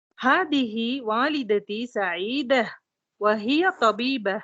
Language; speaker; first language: Arabic; non-native, learner; Tamil